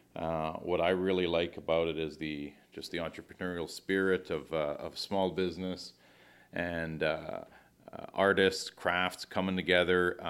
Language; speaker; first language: English; early bilingual, other home language; French